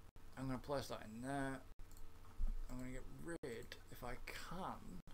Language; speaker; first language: English; native; English